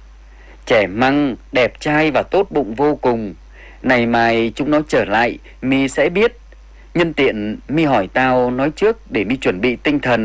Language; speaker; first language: Vietnamese; native; Vietnamese